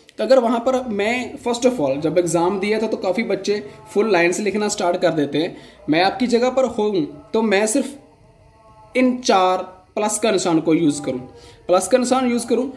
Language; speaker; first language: Hindi; non-native, local second language; Punjabi